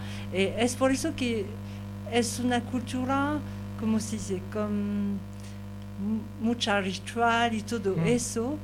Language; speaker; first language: Spanish; non-native, learner; French